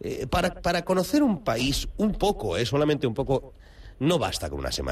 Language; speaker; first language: Spanish; native; Spanish